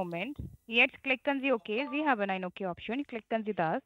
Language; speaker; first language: German; non-native, learner; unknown